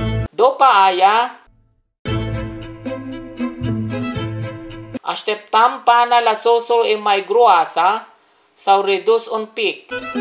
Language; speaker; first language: Romanian; non-native, learner; Filipino